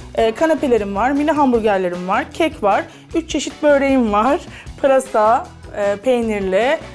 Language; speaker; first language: Turkish; native; Turkish